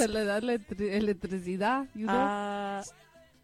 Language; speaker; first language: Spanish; native; Spanish